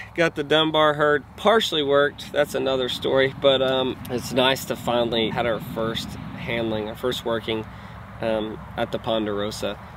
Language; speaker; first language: English; native; English